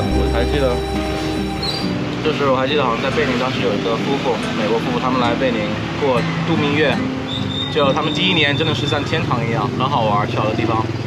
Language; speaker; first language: Chinese; early bilingual, heritage; Chinese